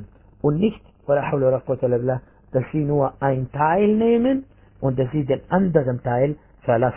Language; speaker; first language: German; non-native, fluent; Arabic